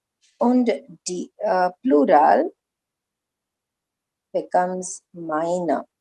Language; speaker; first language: German; non-native, learner; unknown